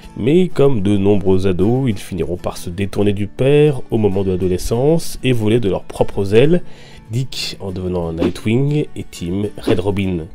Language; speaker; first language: French; native; French